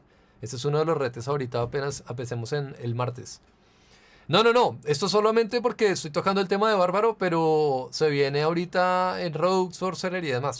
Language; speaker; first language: Spanish; native; Spanish